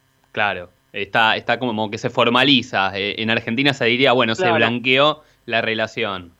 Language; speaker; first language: Spanish; native; Spanish